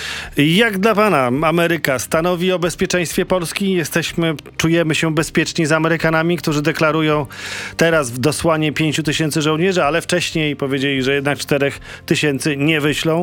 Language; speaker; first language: Polish; native; Polish